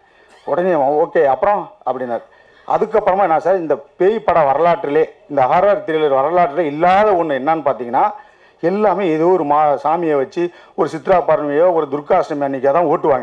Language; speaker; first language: Tamil; native; Tamil